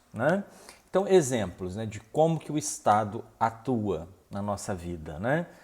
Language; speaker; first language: Portuguese; native; Portuguese